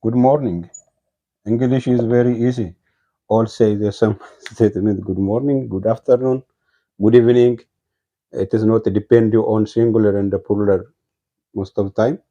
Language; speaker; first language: English; non-native, learner; Amharic